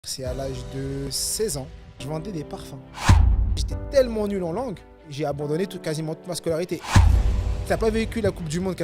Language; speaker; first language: French; native; French